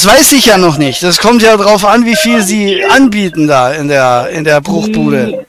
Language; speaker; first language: German; native; German